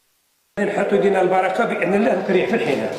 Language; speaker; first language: Arabic; native; Arabic